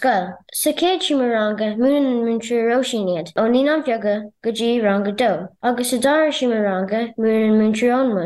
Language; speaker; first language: English; native; English